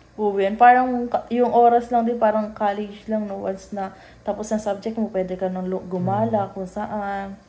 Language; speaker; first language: Filipino; native; Filipino